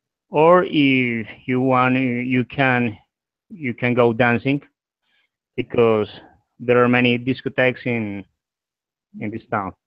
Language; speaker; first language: English; non-native, learner; Spanish